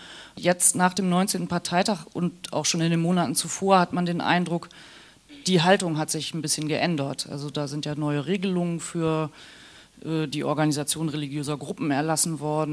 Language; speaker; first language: German; native; German